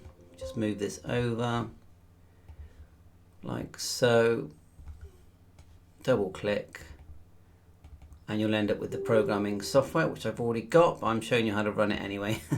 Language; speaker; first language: English; native; English